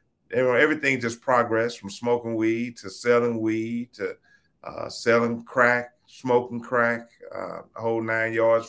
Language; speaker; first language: English; native; English